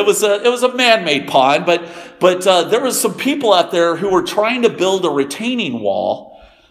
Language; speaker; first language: English; native; English